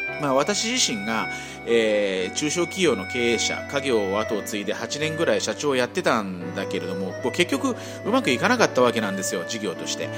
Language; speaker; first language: Japanese; native; Japanese